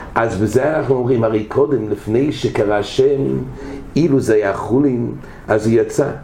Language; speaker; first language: Hebrew; non-native, fluent; English